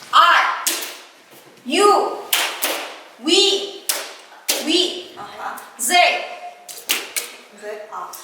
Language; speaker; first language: English; non-native, learner; Kazakh